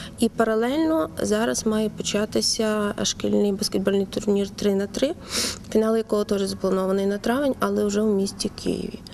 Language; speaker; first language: Ukrainian; native; Ukrainian